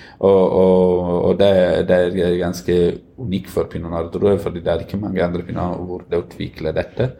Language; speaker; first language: Norwegian; non-native, fluent; Italian